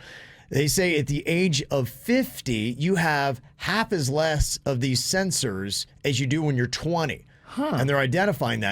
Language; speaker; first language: English; native; English